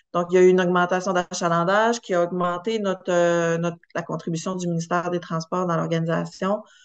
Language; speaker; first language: French; native; French